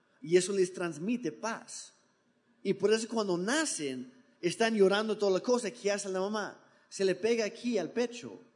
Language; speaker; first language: Spanish; non-native, fluent; English